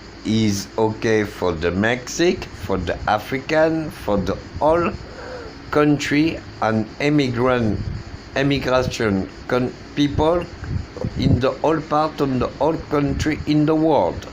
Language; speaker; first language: English; non-native, learner; French